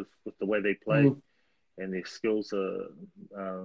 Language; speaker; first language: English; native; English